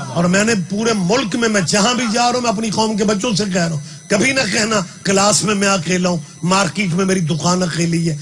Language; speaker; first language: Urdu; non-native, local second language; Punjabi